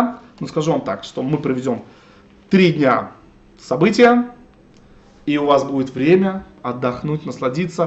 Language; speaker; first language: Russian; native; Russian